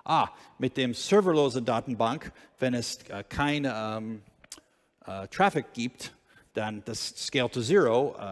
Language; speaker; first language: German; non-native, learner; English